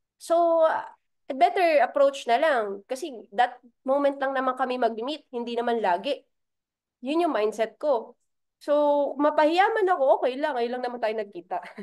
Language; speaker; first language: Filipino; native; Filipino